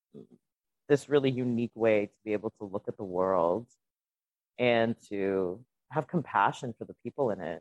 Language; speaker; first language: English; non-native, fluent; Russian